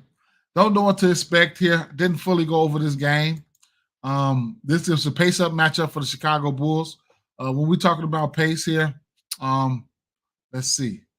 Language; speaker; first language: English; native; English